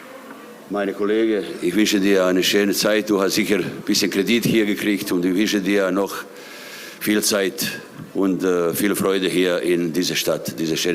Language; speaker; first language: German; non-native, fluent; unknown